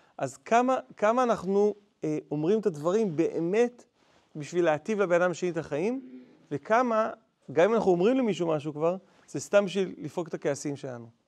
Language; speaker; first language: Hebrew; native; Hebrew